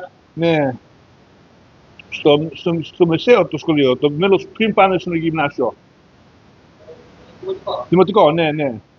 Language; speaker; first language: Greek; early bilingual, heritage; Greek